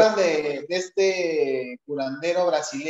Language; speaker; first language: Spanish; native; Spanish